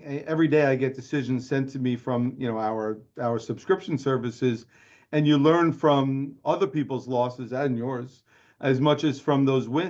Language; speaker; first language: English; native; English